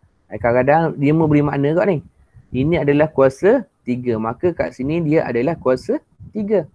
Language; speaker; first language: Malay; native; Malay